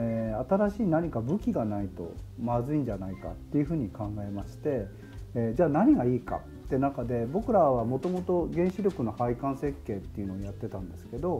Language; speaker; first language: Japanese; native; Japanese